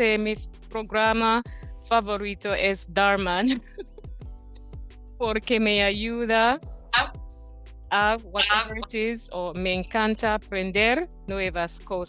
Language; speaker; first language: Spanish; non-native, fluent; English